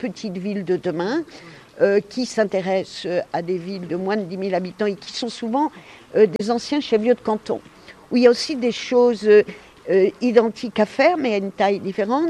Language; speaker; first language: French; native; French